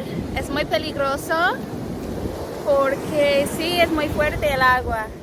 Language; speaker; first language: Spanish; non-native, learner; English